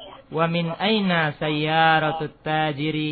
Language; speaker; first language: Arabic; non-native, fluent; Indonesian